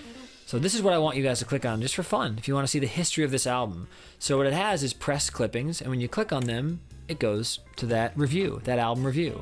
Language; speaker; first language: English; native; English